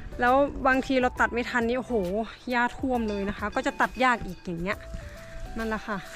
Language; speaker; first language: Thai; native; Thai